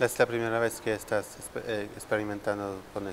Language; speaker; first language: Spanish; non-native, fluent; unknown